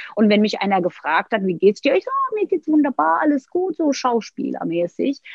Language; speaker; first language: German; non-native, fluent; Turkish